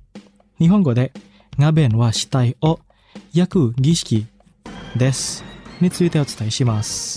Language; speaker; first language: Japanese; non-native, fluent; Indonesian